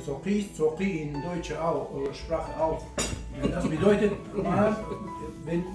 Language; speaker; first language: German; non-native, learner; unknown